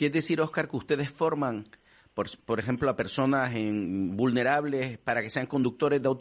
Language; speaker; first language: Spanish; native; Spanish